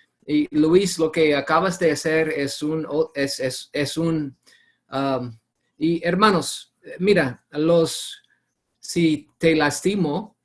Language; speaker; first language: Spanish; non-native, fluent; English